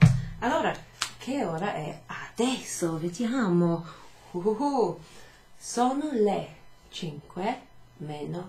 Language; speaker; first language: Italian; non-native, fluent; English